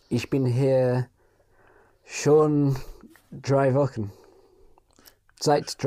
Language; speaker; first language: German; non-native, learner; English